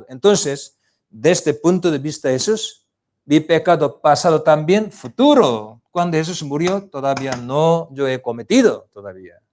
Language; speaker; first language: Spanish; non-native, learner; Korean